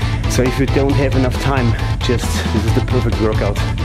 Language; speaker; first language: English; non-native, fluent; German